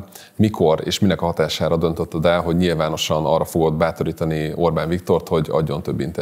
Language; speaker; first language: Hungarian; native; Hungarian